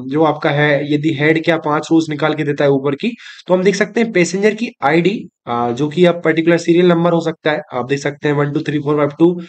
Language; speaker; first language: Hindi; native; Hindi